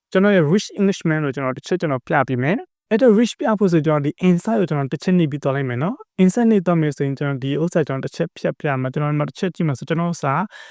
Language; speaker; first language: Burmese; native; Burmese